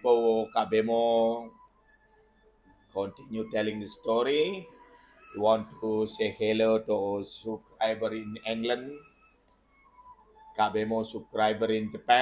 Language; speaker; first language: English; non-native, learner; Indonesian